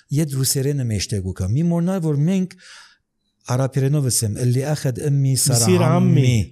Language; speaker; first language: Armenian; early bilingual, heritage; Armenian